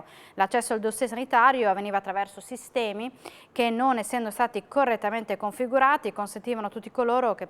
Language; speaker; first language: Italian; native; Italian